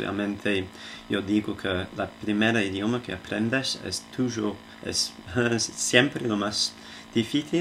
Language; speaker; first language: Spanish; non-native, fluent; English